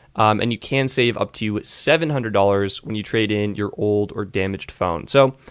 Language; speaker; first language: English; native; English